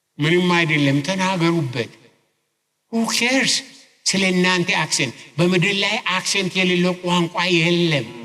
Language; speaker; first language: Amharic; non-native, local second language; Oromo